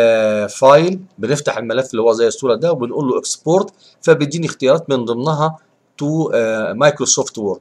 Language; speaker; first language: Arabic; native; Arabic